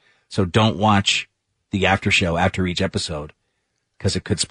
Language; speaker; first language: English; native; English